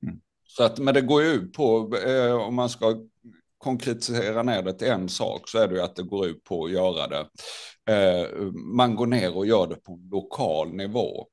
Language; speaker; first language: Swedish; native; Swedish